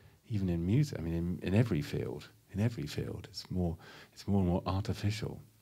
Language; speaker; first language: English; native; English